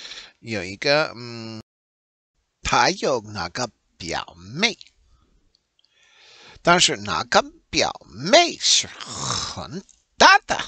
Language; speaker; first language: Chinese; non-native, learner; English